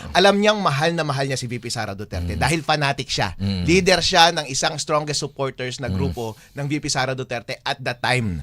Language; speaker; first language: Filipino; non-native, local second language; Iloko